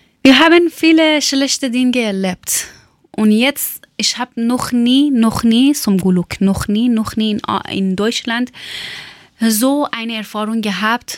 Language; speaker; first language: German; non-native, learner; Persian